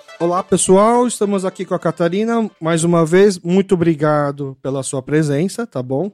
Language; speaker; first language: Portuguese; early bilingual, other home language; Korean